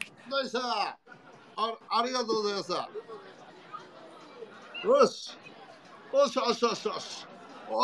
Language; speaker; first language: Japanese; native; Japanese